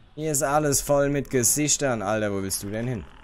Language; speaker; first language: German; native; German